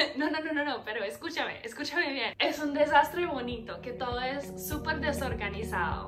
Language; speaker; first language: Spanish; non-native, fluent; English